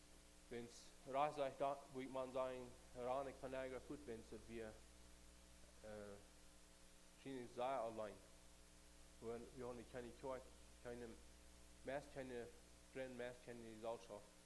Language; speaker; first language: German; non-native, learner; Plautdietsch